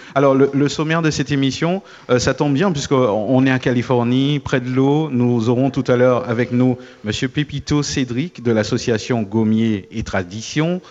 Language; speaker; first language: French; native; French